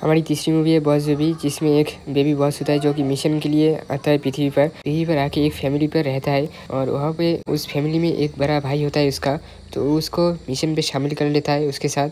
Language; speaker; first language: Hindi; native; Hindi